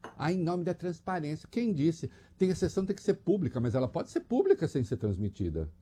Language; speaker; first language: Portuguese; native; Portuguese